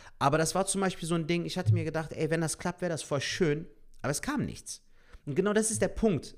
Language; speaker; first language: German; native; German